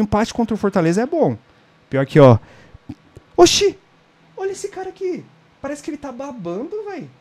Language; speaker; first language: Portuguese; native; Portuguese